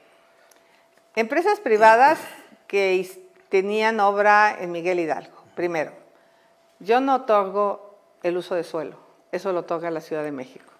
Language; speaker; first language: Spanish; native; Spanish